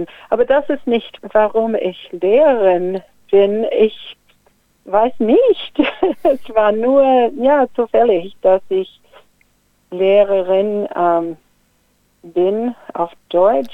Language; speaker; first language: German; non-native, fluent; English